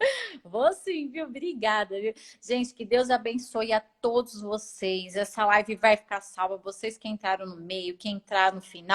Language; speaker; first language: Portuguese; native; Portuguese